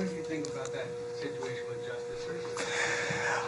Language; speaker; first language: English; native; English